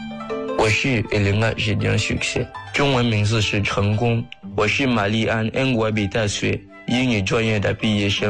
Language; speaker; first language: Chinese; non-native, fluent; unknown